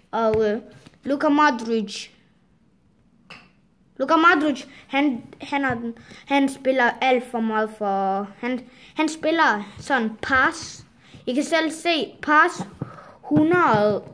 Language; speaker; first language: Danish; early bilingual, other home language; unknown